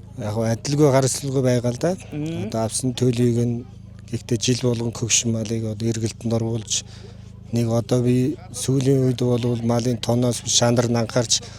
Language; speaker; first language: Mongolian; non-native, local second language; Kazakh